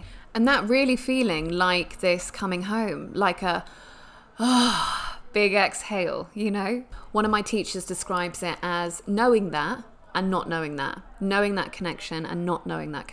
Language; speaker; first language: English; native; English